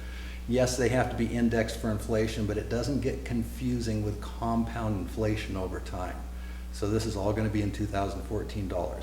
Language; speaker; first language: English; native; English